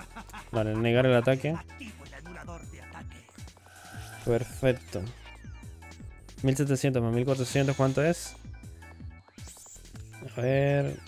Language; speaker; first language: Spanish; native; Spanish